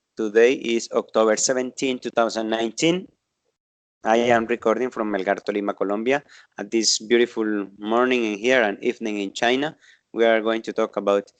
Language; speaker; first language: English; non-native, fluent; Spanish